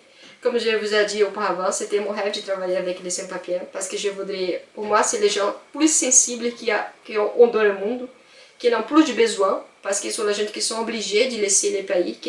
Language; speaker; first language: French; non-native, fluent; Portuguese